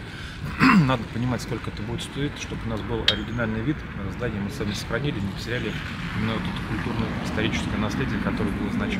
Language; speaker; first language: Russian; native; Russian